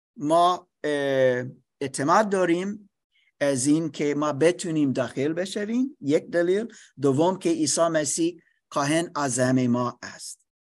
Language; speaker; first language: Persian; non-native, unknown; English